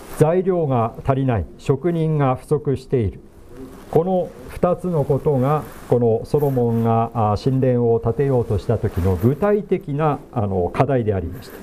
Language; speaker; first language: Japanese; native; Japanese